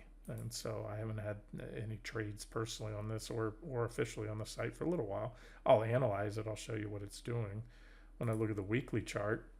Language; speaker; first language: English; native; English